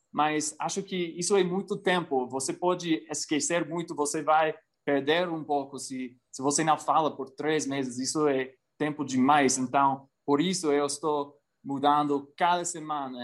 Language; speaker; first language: Portuguese; non-native, fluent; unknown